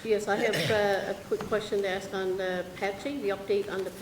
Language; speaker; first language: English; native; English